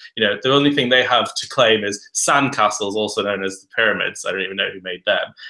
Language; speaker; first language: English; native; English